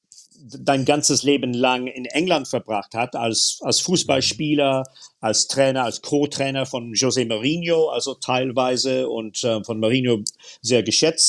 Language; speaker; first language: German; non-native, fluent; English